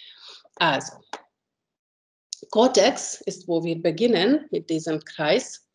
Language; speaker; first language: German; non-native, fluent; Hungarian